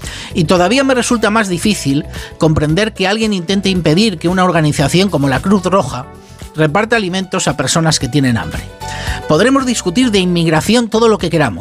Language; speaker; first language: Spanish; native; Spanish